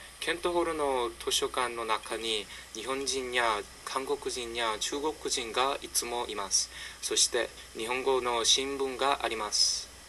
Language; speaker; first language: Japanese; non-native, learner; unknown